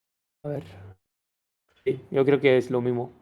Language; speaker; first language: Spanish; non-native, fluent; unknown